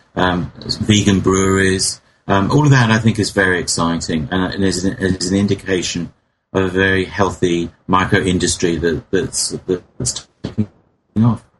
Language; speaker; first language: English; native; English